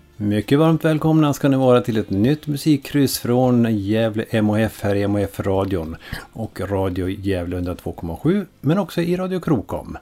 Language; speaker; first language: Swedish; native; Swedish